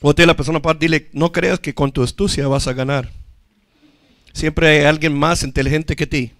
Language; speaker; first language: Spanish; non-native, fluent; English